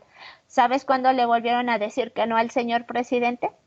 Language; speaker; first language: Spanish; native; Spanish